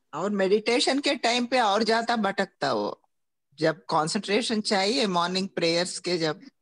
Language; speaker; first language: Hindi; non-native, local second language; Gujarati